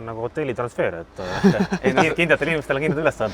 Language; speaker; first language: Estonian; native; Estonian